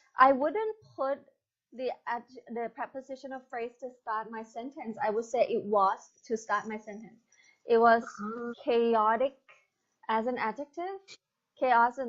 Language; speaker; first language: English; non-native, fluent; Thai